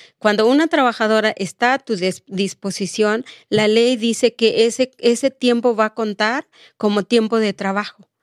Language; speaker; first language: Spanish; non-native, local second language; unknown